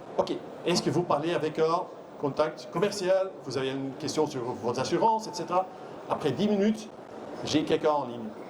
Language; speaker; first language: French; non-native, local second language; Dutch